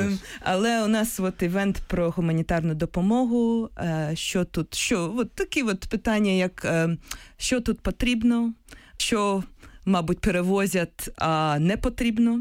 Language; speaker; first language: Ukrainian; non-native, fluent; English